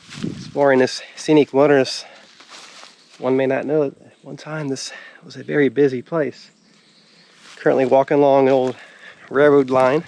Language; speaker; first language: English; native; English